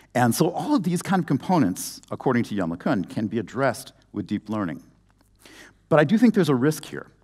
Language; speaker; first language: English; native; English